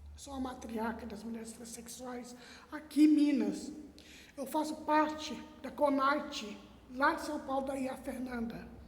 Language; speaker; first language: Portuguese; native; Portuguese